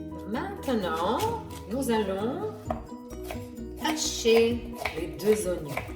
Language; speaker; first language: French; non-native, fluent; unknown